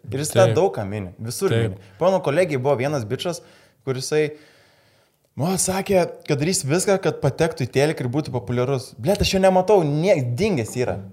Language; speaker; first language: Lithuanian; native; Lithuanian